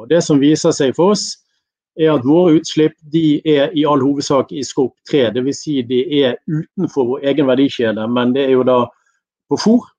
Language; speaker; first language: Norwegian; native; Norwegian